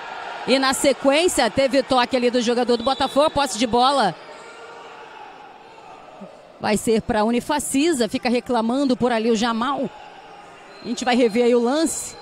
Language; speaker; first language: Portuguese; native; Portuguese